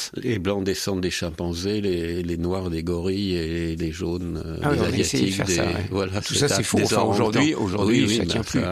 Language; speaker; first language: French; native; French